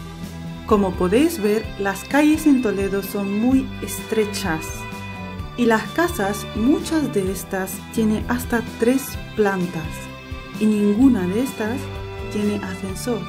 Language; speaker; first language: Spanish; non-native, fluent; Arabic